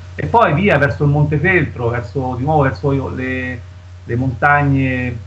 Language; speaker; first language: Italian; native; Italian